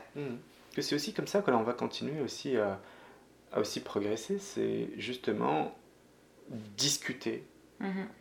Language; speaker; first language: French; non-native, local second language; Arabic